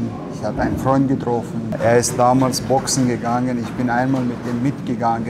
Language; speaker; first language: German; non-native, learner; Chechen